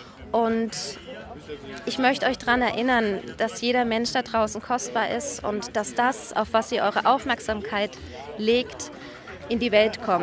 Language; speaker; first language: German; native; German